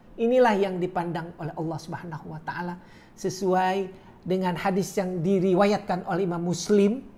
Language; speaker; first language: Indonesian; native; Indonesian